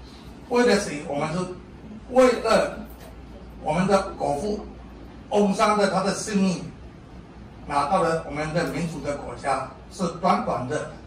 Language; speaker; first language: Chinese; non-native, learner; Burmese